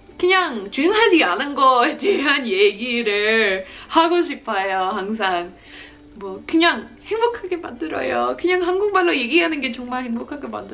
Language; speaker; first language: Korean; non-native, learner; English